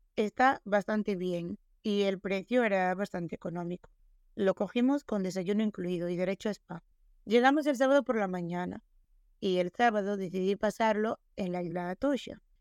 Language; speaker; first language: Spanish; non-native, local second language; Galician